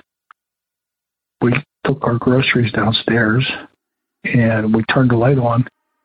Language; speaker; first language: English; native; English